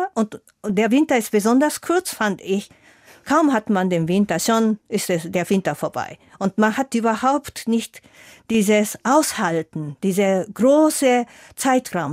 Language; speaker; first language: German; non-native, fluent; Japanese